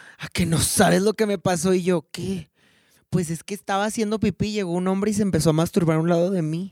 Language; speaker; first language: Spanish; native; Spanish